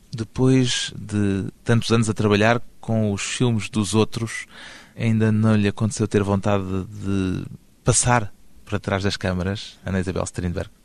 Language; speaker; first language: Portuguese; native; Portuguese